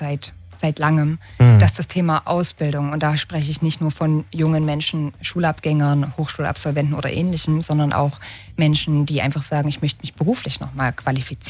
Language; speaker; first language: German; native; German